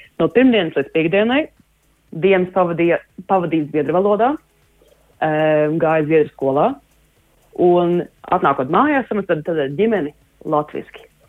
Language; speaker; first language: Latvian; early bilingual, heritage; Latvian